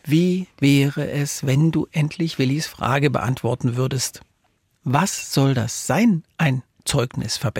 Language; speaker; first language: German; native; German